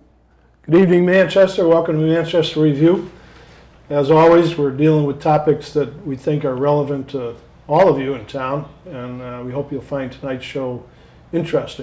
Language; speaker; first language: English; native; English